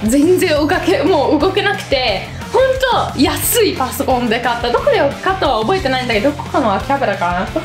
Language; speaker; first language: Japanese; non-native, fluent; Italian